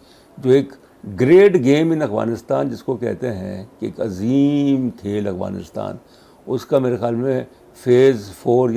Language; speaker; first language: Urdu; native; Urdu